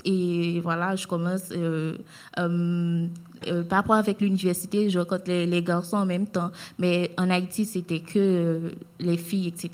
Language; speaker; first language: French; non-native, local second language; Haitian Creole